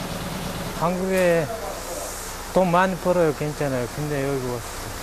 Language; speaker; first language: Korean; non-native, learner; Kyrgyz